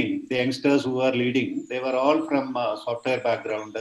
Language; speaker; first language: English; non-native, local second language; Malayalam